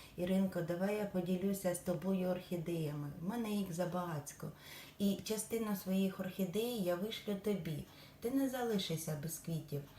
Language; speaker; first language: Ukrainian; native; Ukrainian